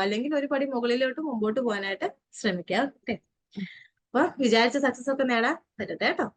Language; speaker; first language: Malayalam; native; Malayalam